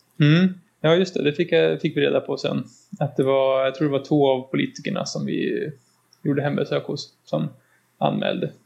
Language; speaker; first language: Swedish; native; Swedish